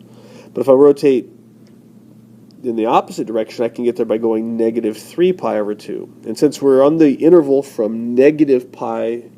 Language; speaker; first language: English; native; English